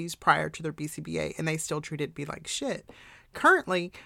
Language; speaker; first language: English; early bilingual, other home language; German